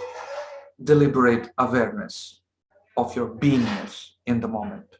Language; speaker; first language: English; non-native, local second language; Hindi